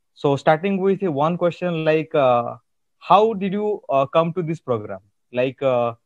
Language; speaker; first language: English; non-native, local second language; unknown